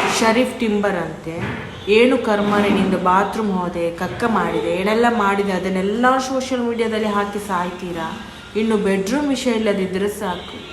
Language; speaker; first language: Kannada; non-native, local second language; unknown